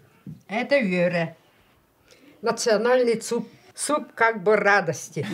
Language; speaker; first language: Russian; non-native, local second language; Yakut